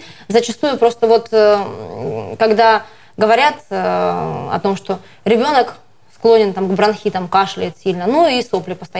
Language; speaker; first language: Russian; native; Russian